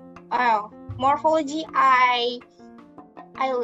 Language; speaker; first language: English; non-native, learner; Indonesian